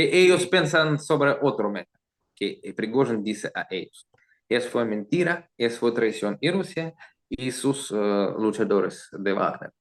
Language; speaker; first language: Spanish; non-native, learner; Russian